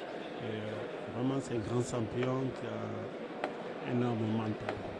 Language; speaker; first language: French; native; French